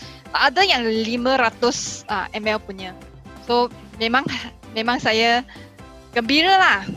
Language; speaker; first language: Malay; non-native, local second language; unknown